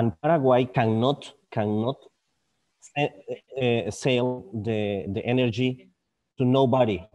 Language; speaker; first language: English; non-native, learner; Spanish